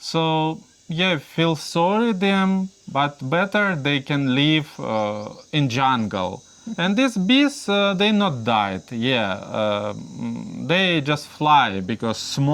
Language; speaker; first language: English; non-native, learner; Russian